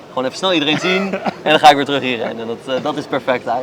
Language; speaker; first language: Dutch; native; Dutch